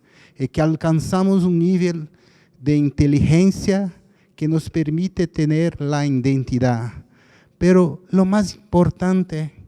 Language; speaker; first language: Spanish; non-native, fluent; Portuguese